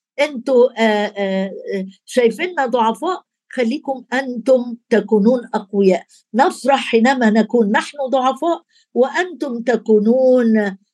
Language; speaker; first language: Arabic; native; Arabic